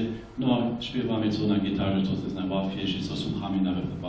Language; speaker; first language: Polish; non-native, fluent; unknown